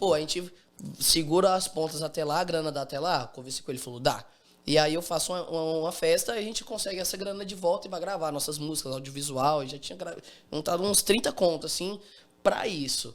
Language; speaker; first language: Portuguese; native; Portuguese